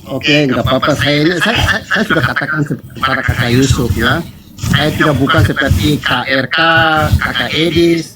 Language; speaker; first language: Indonesian; non-native, fluent; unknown